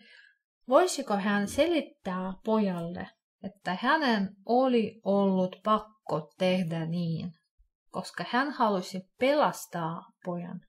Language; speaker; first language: Finnish; non-native, fluent; Russian